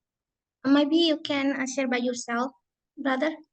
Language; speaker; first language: English; non-native, fluent; Indonesian